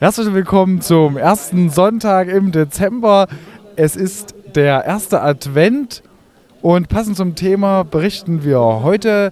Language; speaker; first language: German; native; German